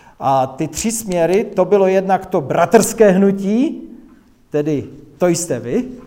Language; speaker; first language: Czech; non-native, local second language; Polish